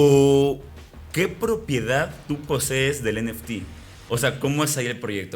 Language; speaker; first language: Spanish; native; Spanish